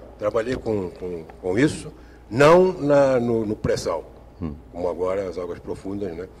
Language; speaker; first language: Portuguese; native; Portuguese